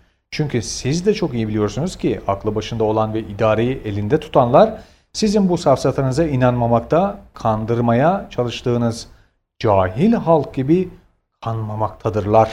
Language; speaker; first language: Turkish; native; Turkish